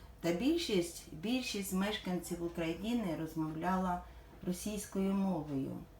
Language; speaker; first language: Ukrainian; non-native, local second language; Russian